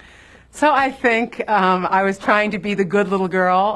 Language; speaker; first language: English; native; English